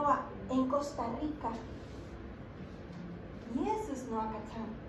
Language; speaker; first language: Spanish; non-native, fluent; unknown